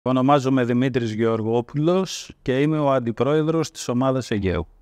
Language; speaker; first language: Greek; native; Greek